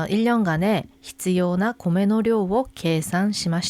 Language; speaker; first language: Japanese; non-native, fluent; Korean